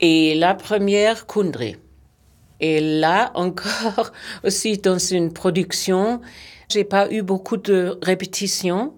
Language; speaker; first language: French; non-native, fluent; German